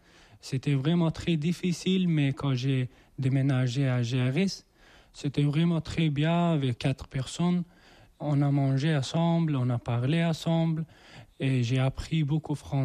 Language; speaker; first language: French; non-native, learner; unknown